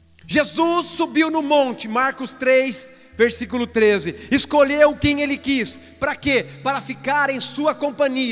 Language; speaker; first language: Portuguese; native; Portuguese